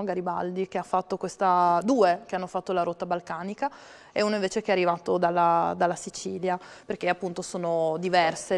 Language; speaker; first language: Italian; native; Italian